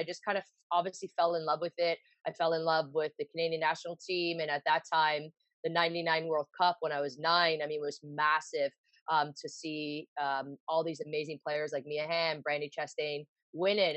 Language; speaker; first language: English; native; English